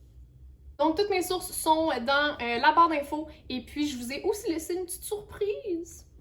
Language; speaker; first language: French; native; French